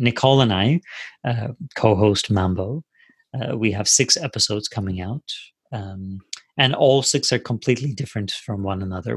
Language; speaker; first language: English; non-native, fluent; Turkish